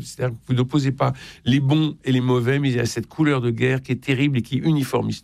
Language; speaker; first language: French; native; French